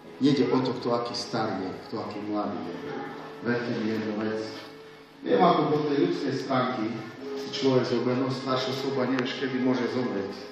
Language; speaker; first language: Slovak; non-native, local second language; Romany